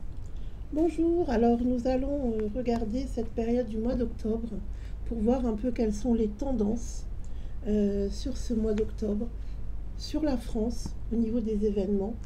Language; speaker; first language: French; native; French